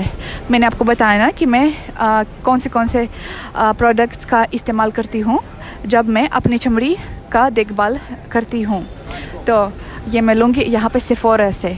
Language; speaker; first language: Hindi; non-native, fluent; Russian